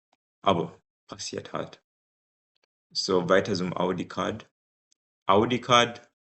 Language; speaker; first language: German; non-native, fluent; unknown